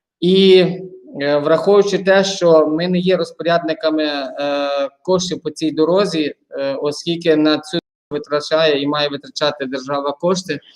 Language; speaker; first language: Ukrainian; native; Ukrainian